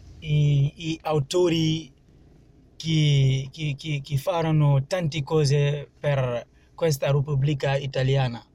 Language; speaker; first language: Italian; non-native, learner; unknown